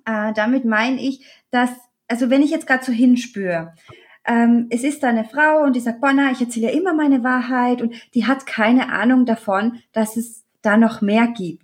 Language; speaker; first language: German; native; German